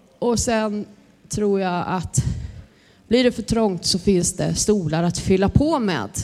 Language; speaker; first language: Swedish; native; Swedish